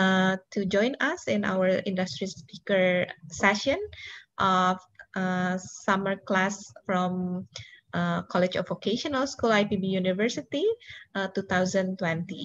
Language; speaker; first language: English; non-native, local second language; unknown